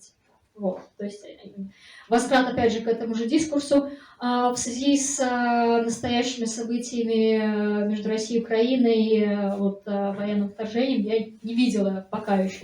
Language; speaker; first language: Russian; native; Russian